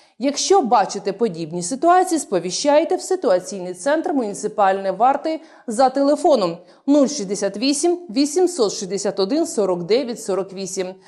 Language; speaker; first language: Ukrainian; native; Ukrainian